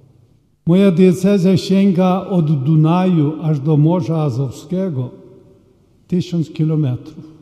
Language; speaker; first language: Polish; early bilingual, heritage; Polish